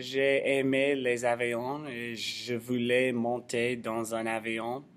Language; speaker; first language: French; non-native, learner; English